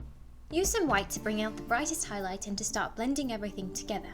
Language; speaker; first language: English; native; English